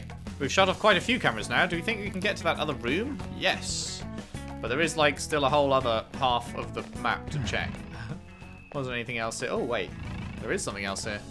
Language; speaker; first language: English; native; English